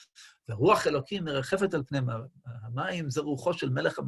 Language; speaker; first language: Hebrew; non-native, fluent; English